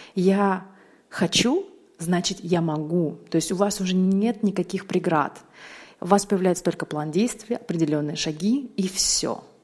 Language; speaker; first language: Russian; native; Russian